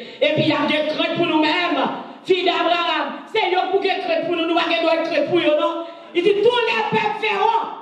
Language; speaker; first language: French; non-native, local second language; Haitian Creole